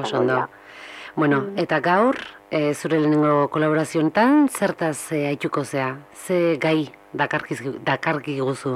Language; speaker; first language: Basque; native; Basque